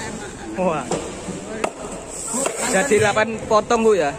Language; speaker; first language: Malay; non-native, local second language; Javanese